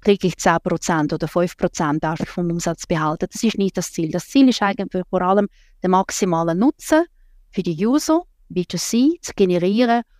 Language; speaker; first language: German; non-native, fluent; Russian